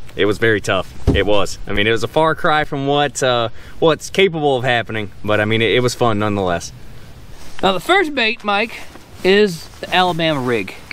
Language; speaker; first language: English; native; English